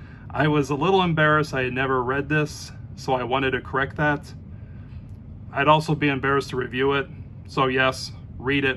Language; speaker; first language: English; native; English